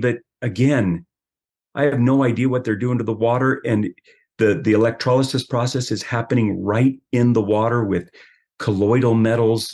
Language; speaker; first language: English; native; English